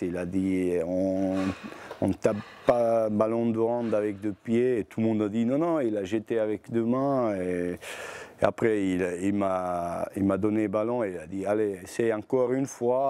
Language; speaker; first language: French; non-native, learner; Bosnian